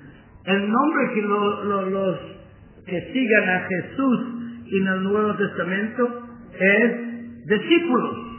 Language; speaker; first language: Spanish; non-native, learner; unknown